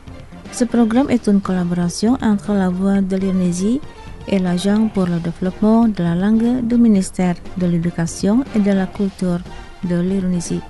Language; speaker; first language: French; non-native, fluent; Indonesian